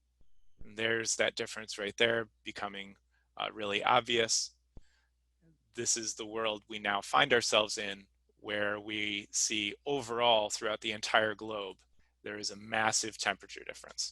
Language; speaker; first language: English; native; English